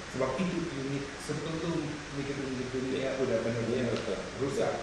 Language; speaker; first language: Indonesian; non-native, fluent; English